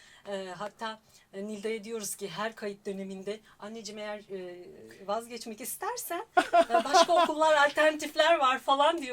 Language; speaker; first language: Turkish; native; Turkish